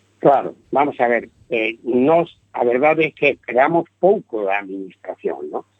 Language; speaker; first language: Galician; non-native, local second language; Spanish